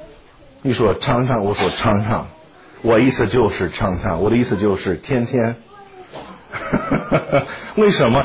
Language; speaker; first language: Chinese; non-native, fluent; English